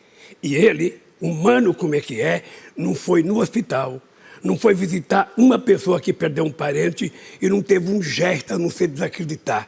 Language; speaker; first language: Portuguese; native; Portuguese